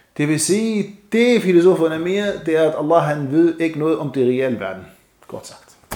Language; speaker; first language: Danish; non-native, fluent; Arabic